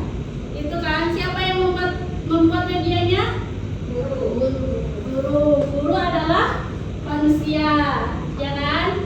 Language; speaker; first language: Indonesian; native; Indonesian